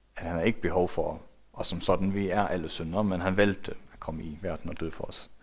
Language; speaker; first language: Danish; non-native, local second language; Faroese